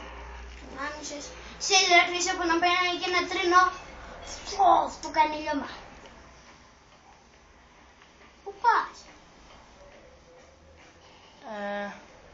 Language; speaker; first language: Greek; native; Greek